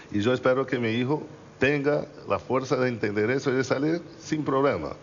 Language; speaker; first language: Spanish; non-native, learner; Portuguese